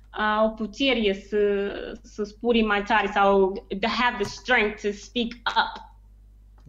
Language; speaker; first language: Romanian; non-native, learner; English